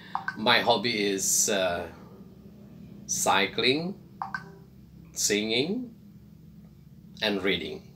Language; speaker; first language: English; non-native, fluent; Indonesian